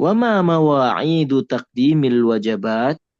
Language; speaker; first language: Arabic; non-native, fluent; Indonesian